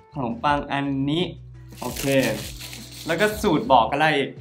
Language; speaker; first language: Thai; non-native, fluent; English